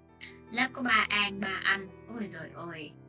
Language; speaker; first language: Vietnamese; native; Vietnamese